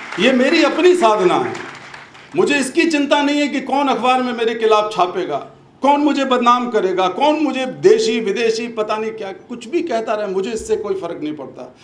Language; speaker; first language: Hindi; native; Hindi